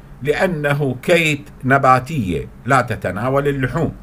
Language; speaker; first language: Arabic; native; Arabic